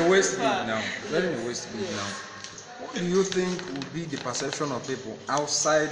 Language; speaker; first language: English; non-native, local second language; Igbo